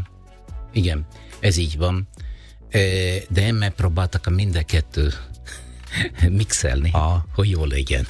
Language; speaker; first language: Hungarian; non-native, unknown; Italian